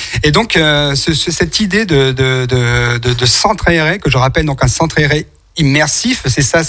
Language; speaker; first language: French; native; French